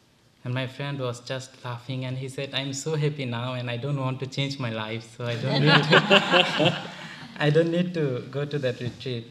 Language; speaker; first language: English; non-native, local second language; Bangla